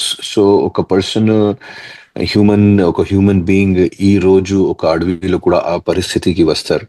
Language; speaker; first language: Telugu; non-native, fluent; Hindi